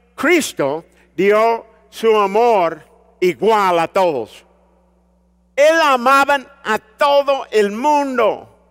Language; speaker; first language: Spanish; early bilingual, heritage; Spanish